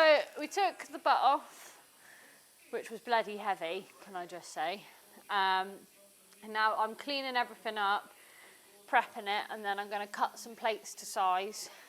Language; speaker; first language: English; native; English